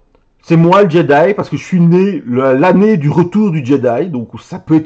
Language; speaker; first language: French; native; French